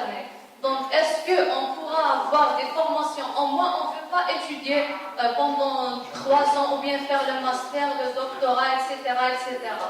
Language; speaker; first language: French; non-native, local second language; Arabic